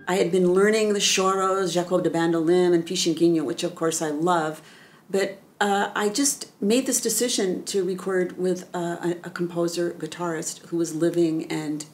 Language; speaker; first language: English; native; English